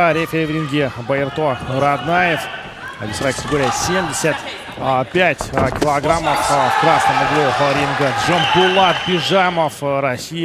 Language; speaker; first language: Russian; native; Russian